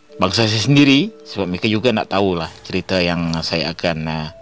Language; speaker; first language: Malay; non-native, local second language; Iban